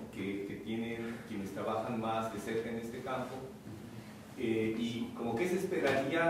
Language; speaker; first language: Spanish; native; Spanish